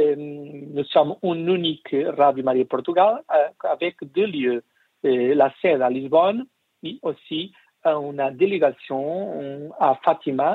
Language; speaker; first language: French; non-native, learner; Portuguese